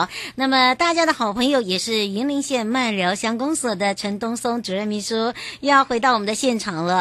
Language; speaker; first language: Chinese; native; Chinese